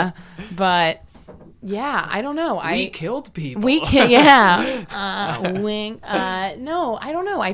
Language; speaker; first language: English; native; English